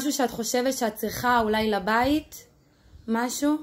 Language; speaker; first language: Hebrew; native; Hebrew